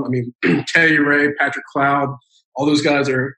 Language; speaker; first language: English; native; English